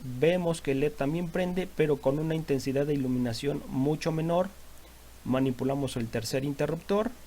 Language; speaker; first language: Spanish; native; Spanish